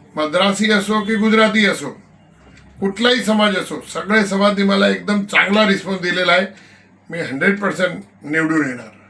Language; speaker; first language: Marathi; non-native, local second language; Gujarati